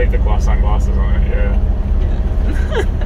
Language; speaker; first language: English; native; English